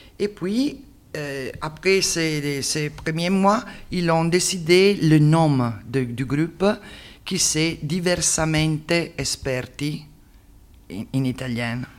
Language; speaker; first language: French; non-native, learner; Italian